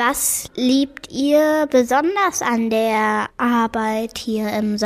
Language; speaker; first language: German; native; German